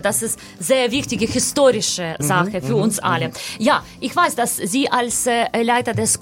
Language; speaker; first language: German; non-native, learner; Ukrainian